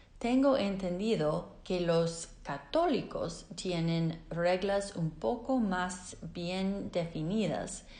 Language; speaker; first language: Spanish; non-native, fluent; English